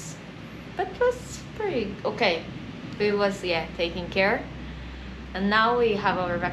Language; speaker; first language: English; non-native, fluent; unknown